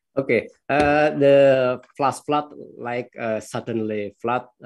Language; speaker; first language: English; non-native, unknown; Indonesian